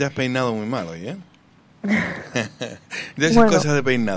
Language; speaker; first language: Spanish; native; Spanish